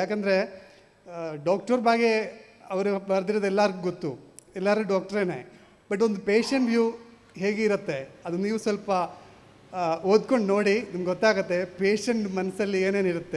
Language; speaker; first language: Kannada; non-native, learner; Malayalam